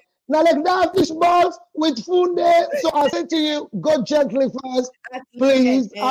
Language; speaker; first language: English; non-native, local second language; Krio